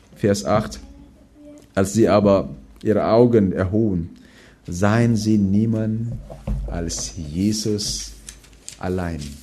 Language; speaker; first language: German; non-native, fluent; Filipino